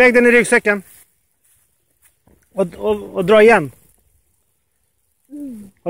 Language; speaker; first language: Swedish; native; Swedish